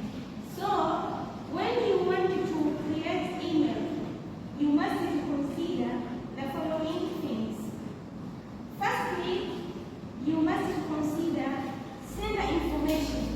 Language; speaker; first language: English; non-native, local second language; Swahili